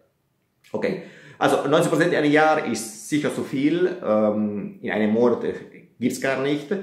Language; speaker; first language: German; non-native, fluent; Italian